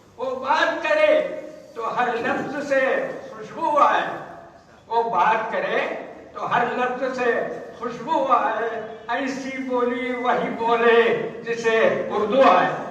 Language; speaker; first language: Urdu; native; Urdu